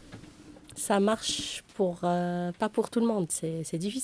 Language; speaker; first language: French; non-native, local second language; Arabic